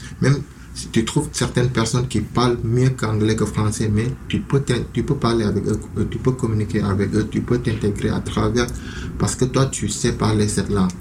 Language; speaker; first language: French; non-native, local second language; Wolof